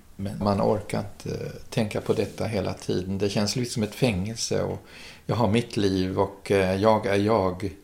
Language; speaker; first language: Swedish; early bilingual, other home language; German